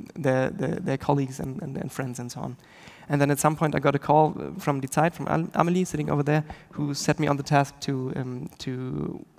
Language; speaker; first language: English; non-native, fluent; German